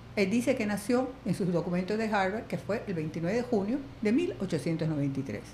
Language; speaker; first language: Spanish; native; Spanish